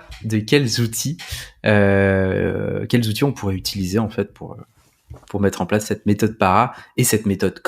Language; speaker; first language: French; native; French